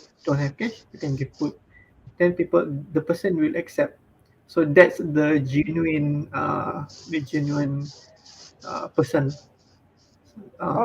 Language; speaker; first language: English; non-native, fluent; Malay